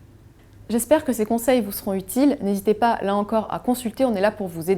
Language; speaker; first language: French; native; French